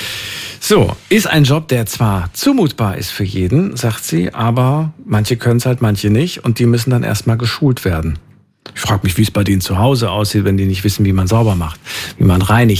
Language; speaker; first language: German; native; German